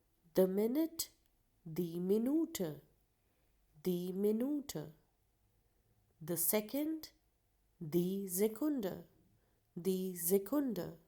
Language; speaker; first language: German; non-native, fluent; Hindi